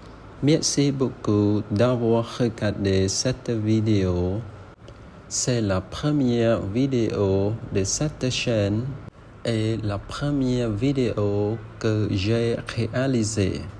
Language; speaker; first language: French; non-native, learner; Khmer